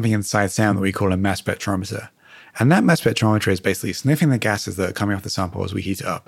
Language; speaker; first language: English; native; English